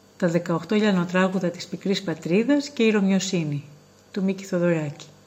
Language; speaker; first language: Greek; native; Greek